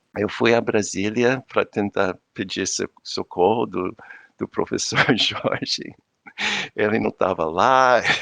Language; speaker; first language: Portuguese; non-native, fluent; English